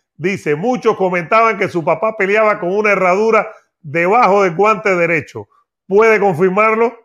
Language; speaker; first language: Spanish; native; Spanish